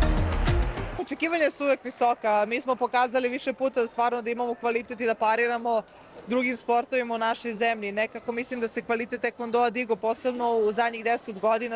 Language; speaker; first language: Serbian; native; Serbian